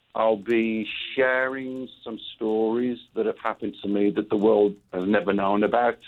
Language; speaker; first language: English; native; English